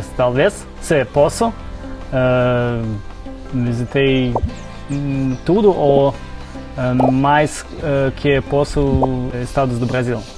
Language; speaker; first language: Portuguese; non-native, learner; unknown